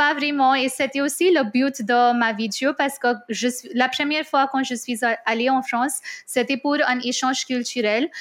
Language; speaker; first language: French; non-native, fluent; Hindi